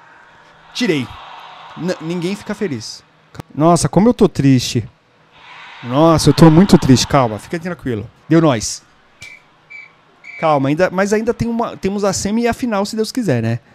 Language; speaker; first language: Portuguese; native; Portuguese